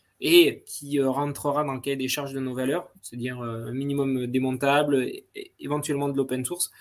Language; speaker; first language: French; native; French